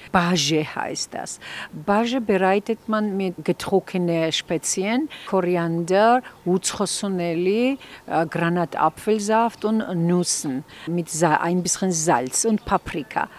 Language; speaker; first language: German; non-native, fluent; Georgian